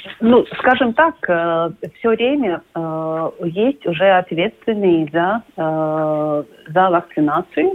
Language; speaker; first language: Russian; non-native, local second language; Latvian